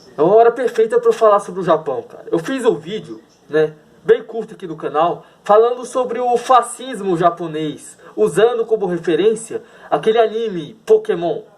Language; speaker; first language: Portuguese; native; Portuguese